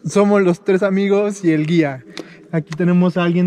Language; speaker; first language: Spanish; native; Spanish